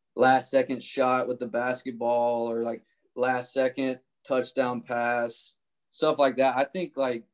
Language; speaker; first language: English; native; English